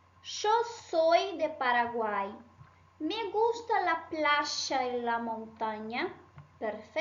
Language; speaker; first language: Spanish; non-native, fluent; Portuguese